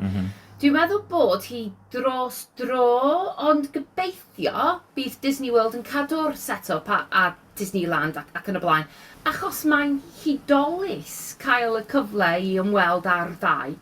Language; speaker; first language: Welsh; non-native, learner; English